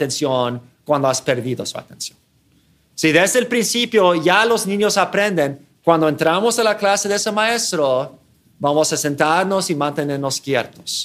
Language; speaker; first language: Spanish; non-native, fluent; English